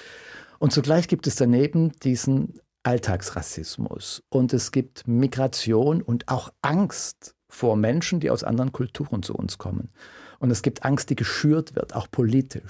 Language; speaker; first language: German; native; German